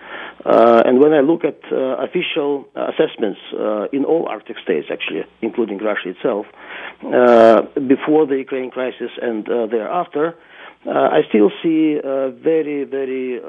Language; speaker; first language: English; non-native, fluent; Russian